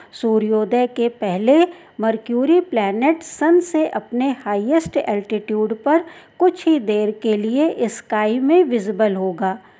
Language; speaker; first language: Hindi; native; Hindi